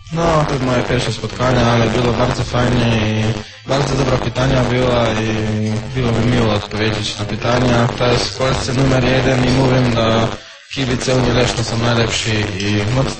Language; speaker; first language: Polish; non-native, learner; Croatian